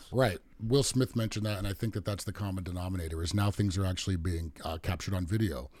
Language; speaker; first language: English; native; English